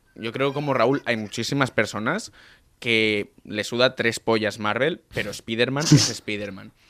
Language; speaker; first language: Spanish; non-native, local second language; Catalan